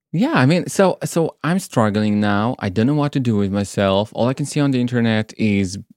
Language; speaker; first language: English; non-native, fluent; Hebrew